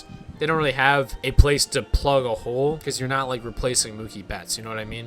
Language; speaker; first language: English; native; English